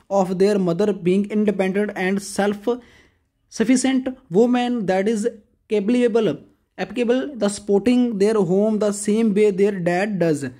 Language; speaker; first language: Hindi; non-native, local second language; Punjabi